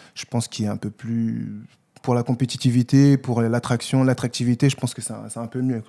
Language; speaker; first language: French; native; French